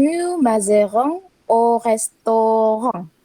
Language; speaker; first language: French; non-native, learner; Indonesian